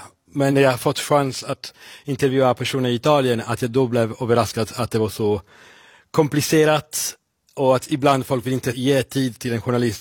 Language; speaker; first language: Swedish; non-native, fluent; Italian